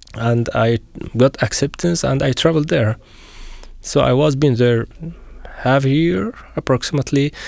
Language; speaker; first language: English; non-native, fluent; Arabic